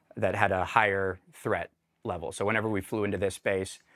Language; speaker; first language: English; native; English